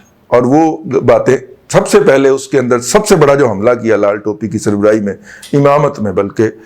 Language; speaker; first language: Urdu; non-native, local second language; Punjabi